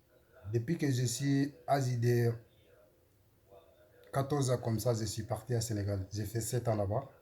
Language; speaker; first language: French; non-native, learner; Soninke